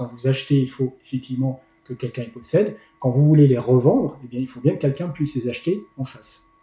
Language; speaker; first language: French; native; French